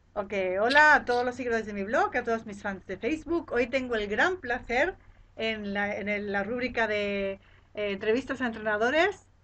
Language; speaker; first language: Spanish; native; Spanish